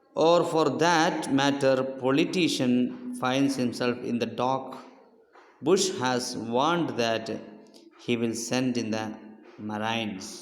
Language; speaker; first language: English; non-native, local second language; Malayalam